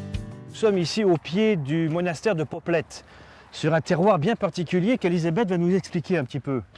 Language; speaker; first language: French; native; French